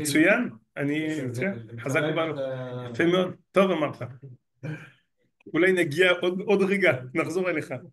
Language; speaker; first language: Hebrew; non-native, fluent; French